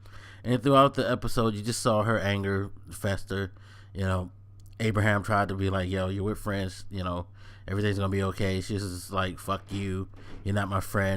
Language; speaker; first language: English; native; English